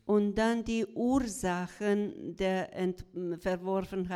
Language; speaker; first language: German; non-native, fluent; Croatian